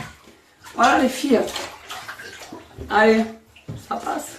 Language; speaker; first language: French; native; French